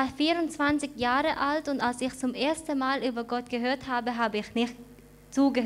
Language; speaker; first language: German; non-native, fluent; Thai